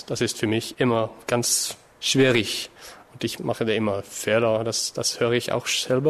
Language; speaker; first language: German; non-native, fluent; Norwegian